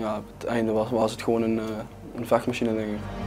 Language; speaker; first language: Dutch; native; Dutch